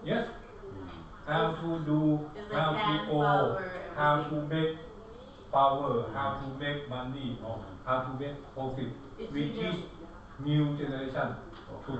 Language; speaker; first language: English; non-native, learner; Thai